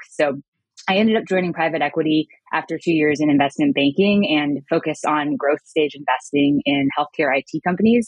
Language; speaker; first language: English; native; English